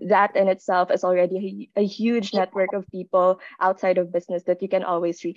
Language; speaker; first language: English; non-native, local second language; Filipino